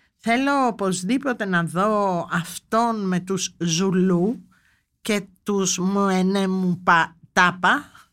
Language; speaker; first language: Greek; native; Greek